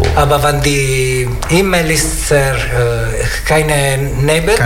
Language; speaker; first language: German; non-native, learner; Italian